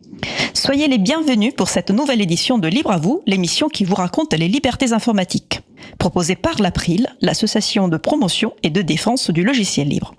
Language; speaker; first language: French; native; French